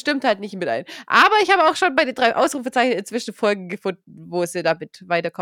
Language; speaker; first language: German; native; German